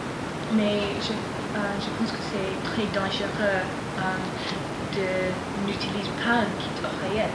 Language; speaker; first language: French; non-native, learner; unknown